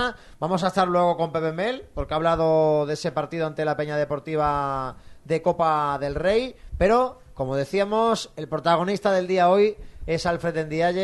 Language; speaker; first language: Spanish; native; Spanish